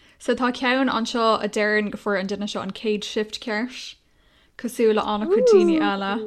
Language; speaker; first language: Irish; non-native, local second language; English